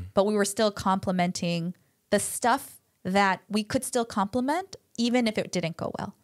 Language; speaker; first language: English; early bilingual, other home language; Korean